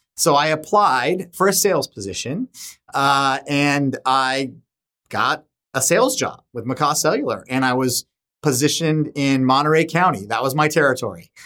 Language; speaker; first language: English; native; English